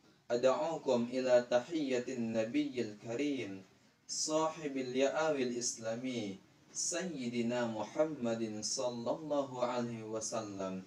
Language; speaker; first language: Arabic; non-native, learner; Indonesian